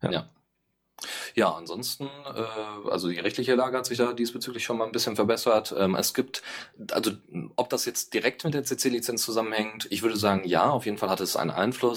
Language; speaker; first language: German; native; German